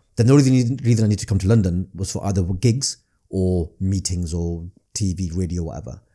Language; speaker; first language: English; native; English